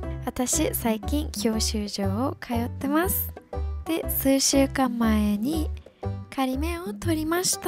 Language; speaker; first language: Japanese; non-native, fluent; English